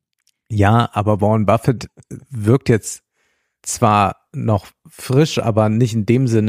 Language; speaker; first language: German; native; German